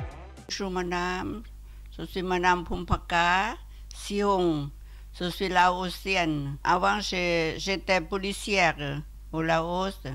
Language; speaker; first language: French; non-native, learner; Lao